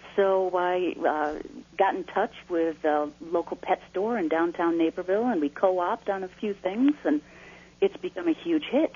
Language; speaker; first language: English; native; English